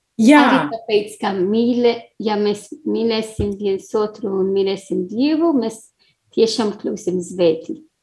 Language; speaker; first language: Latvian; non-native, learner; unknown